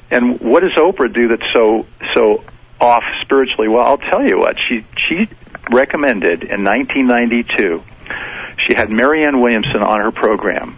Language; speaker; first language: English; native; English